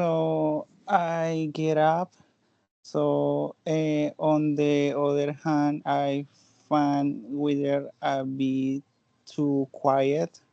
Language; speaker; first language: English; non-native, learner; Spanish